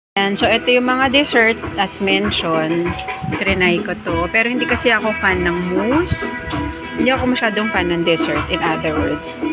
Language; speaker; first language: Filipino; non-native, local second language; Iloko